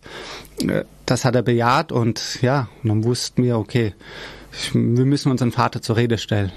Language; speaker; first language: German; early bilingual, other home language; Persian